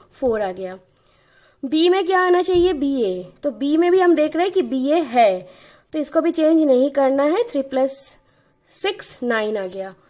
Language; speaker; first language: Hindi; non-native, local second language; Bangla